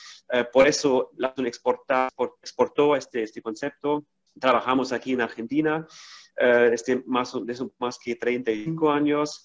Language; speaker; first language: Spanish; non-native, fluent; German